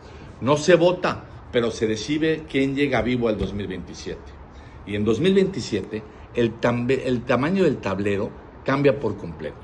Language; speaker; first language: Spanish; native; Spanish